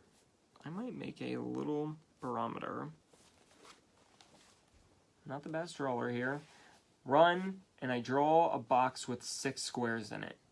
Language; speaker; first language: English; native; English